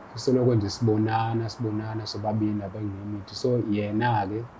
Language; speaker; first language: Zulu; non-native, local second language; Xhosa